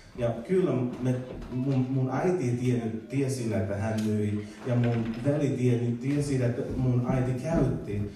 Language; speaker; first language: Finnish; non-native, learner; English